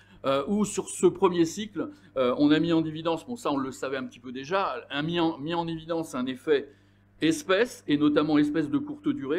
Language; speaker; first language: French; native; French